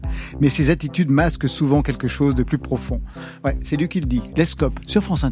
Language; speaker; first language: French; native; French